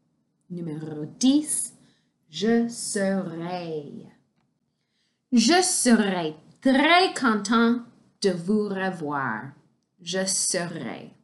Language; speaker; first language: French; non-native, fluent; English